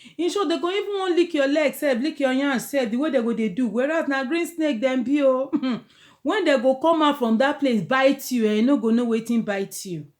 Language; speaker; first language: Nigerian Pidgin; non-native, local second language; Yoruba